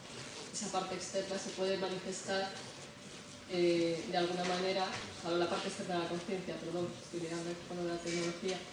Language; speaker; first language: Spanish; native; Spanish